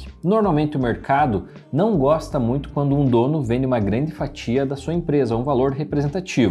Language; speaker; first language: Portuguese; native; Portuguese